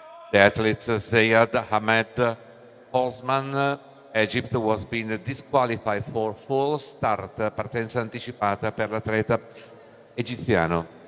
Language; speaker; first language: English; non-native, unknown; Italian